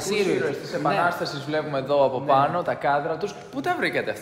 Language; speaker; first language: Greek; native; Greek